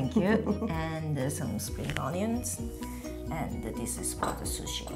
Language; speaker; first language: English; non-native, learner; Japanese